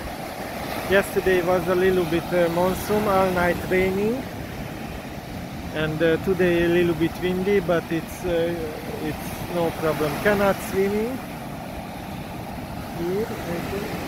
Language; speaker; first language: English; non-native, learner; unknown